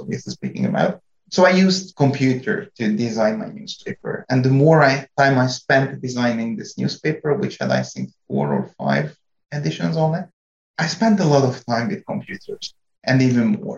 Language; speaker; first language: English; non-native, fluent; Hungarian